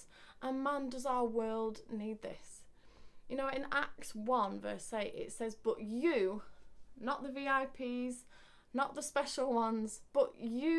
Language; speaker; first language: English; native; English